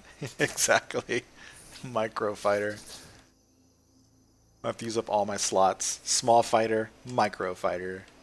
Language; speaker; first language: English; native; English